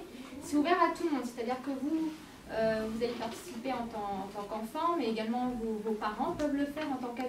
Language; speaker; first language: French; native; French